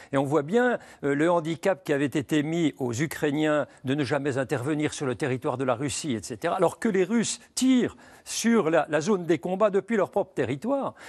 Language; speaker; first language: French; native; French